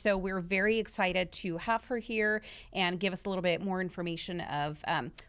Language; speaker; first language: English; early bilingual, other home language; Russian